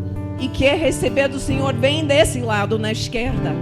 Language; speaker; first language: Portuguese; non-native, fluent; English